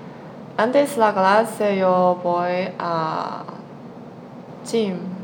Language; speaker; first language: Spanish; non-native, learner; Chinese